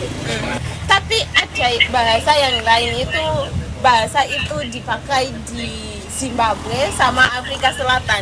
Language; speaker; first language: Indonesian; non-native, fluent; Shona